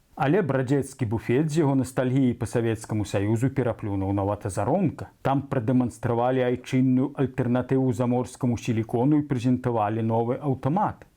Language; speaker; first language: Belarusian; native; Belarusian